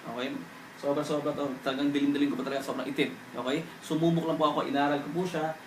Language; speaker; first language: Filipino; native; Filipino